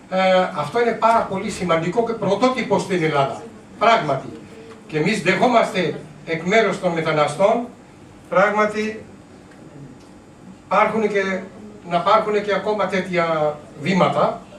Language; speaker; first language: Greek; non-native, learner; Urdu